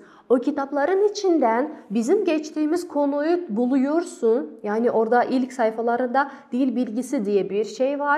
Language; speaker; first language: Turkish; non-native, fluent; Kazakh